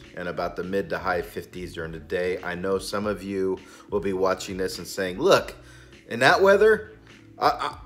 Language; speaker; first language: English; native; English